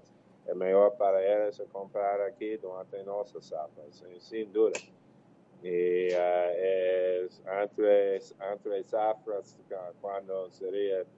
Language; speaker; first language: Portuguese; non-native, fluent; English